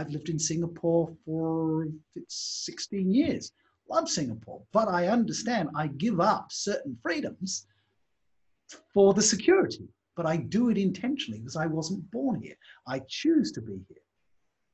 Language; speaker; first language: English; native; English